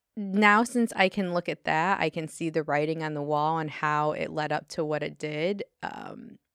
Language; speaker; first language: English; native; English